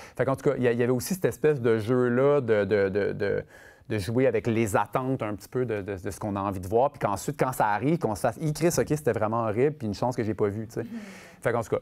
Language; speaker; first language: French; native; French